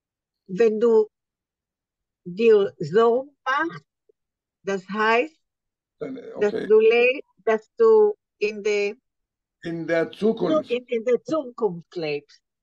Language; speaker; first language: German; non-native, learner; Hebrew